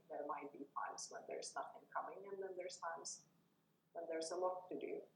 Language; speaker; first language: English; non-native, fluent; Czech